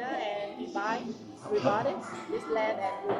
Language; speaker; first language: English; non-native, learner; Vietnamese